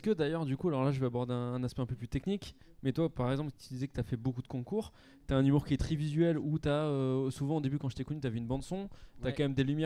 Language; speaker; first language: French; native; French